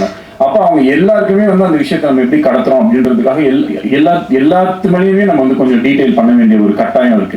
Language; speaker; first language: Tamil; native; Tamil